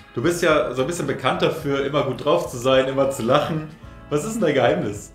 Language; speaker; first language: German; native; German